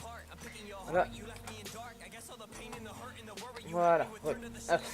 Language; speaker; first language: French; native; French